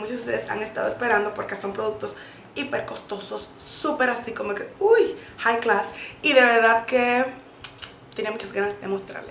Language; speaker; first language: Spanish; native; Spanish